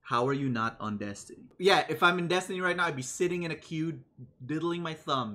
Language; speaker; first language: English; native; English